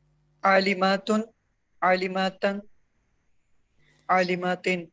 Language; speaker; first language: Arabic; non-native, learner; Urdu